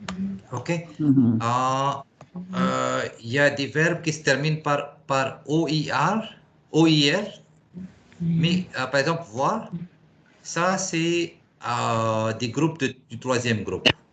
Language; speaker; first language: French; non-native, fluent; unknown